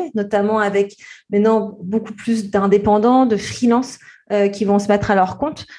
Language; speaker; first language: French; native; French